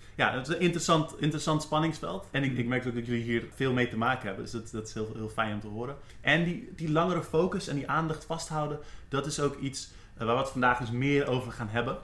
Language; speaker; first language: Dutch; native; Dutch